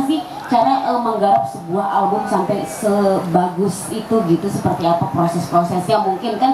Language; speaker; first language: Indonesian; native; Indonesian